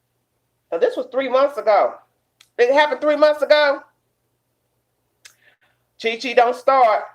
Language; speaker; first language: English; native; English